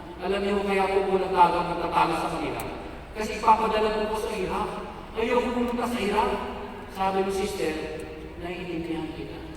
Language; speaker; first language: Filipino; native; Filipino